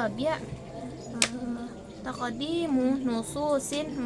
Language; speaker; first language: Arabic; non-native, learner; Indonesian